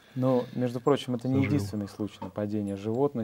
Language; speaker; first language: Russian; native; Russian